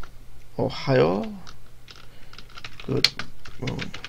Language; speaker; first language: Japanese; non-native, learner; English